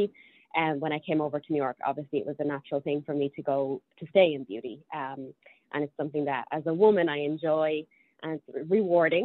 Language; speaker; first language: English; native; English